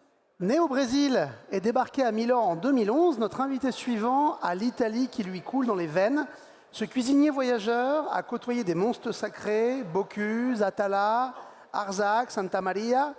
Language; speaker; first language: French; native; French